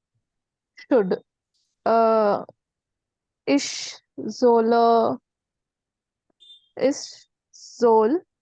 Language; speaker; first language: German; non-native, learner; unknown